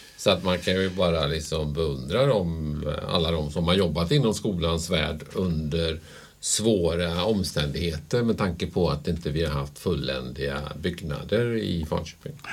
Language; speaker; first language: Swedish; native; Swedish